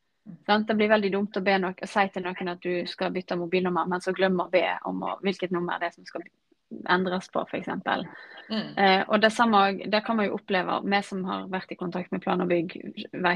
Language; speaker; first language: Norwegian; native; Norwegian